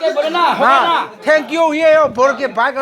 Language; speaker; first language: Hindi; non-native, local second language; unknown